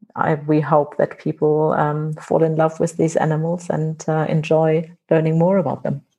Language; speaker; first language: English; non-native, fluent; German